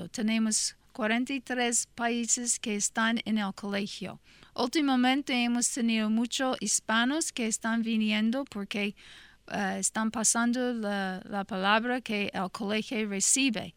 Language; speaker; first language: Spanish; non-native, fluent; English